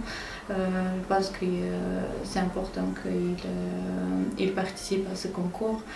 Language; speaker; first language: French; non-native, fluent; Armenian